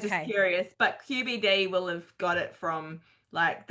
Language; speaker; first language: English; native; English